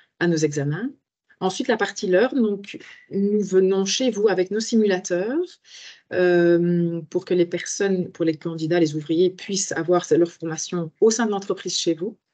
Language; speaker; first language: French; native; French